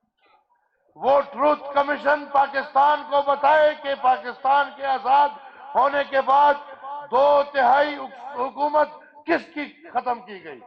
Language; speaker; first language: Urdu; non-native, local second language; Pashto